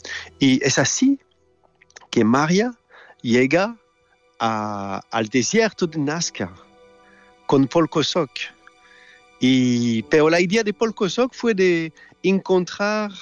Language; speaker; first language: Spanish; non-native, fluent; French